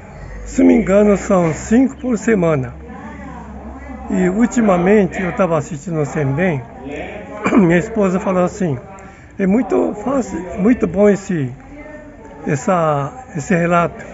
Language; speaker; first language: Portuguese; non-native, fluent; Japanese